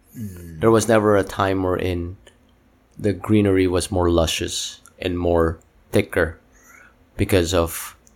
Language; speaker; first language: English; non-native, local second language; Cebuano